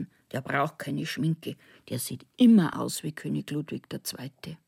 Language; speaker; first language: German; native; German